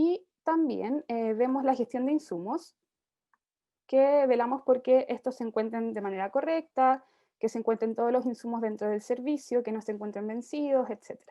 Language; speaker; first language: Spanish; native; Spanish